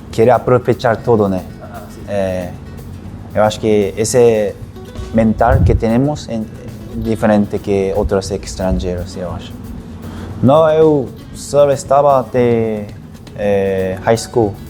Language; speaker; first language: Portuguese; non-native, learner; Japanese